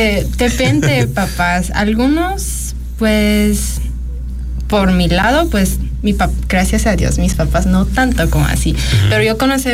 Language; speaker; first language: Spanish; non-native, learner; Chinese